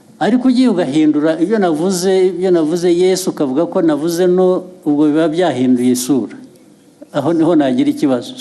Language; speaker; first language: Kinyarwanda; early bilingual, heritage; Kinyarwanda